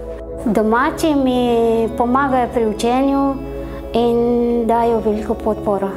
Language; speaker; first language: Slovenian; non-native, fluent; Nepali